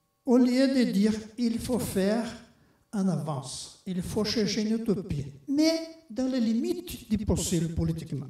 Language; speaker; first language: French; non-native, fluent; Portuguese